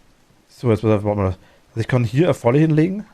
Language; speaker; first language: German; native; German